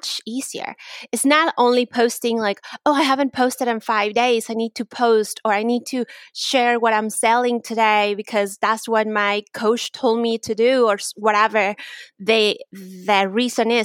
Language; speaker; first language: English; non-native, fluent; Spanish